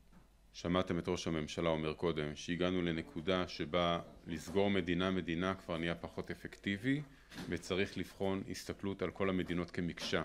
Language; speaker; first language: Hebrew; native; Hebrew